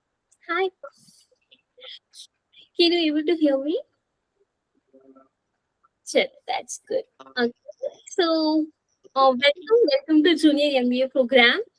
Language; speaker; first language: English; non-native, local second language; Hindi